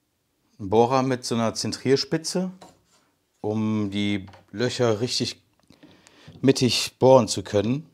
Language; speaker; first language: German; native; German